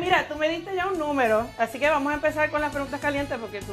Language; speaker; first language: Spanish; native; Spanish